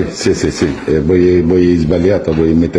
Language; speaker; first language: Italian; non-native, learner; Bangla